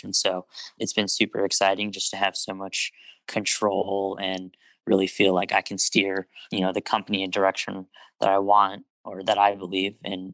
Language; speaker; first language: English; native; English